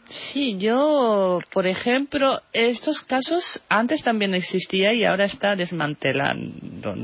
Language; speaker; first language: Spanish; non-native, fluent; Japanese